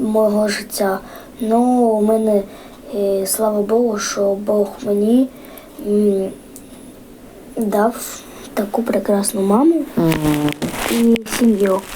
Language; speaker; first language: Ukrainian; non-native, local second language; Russian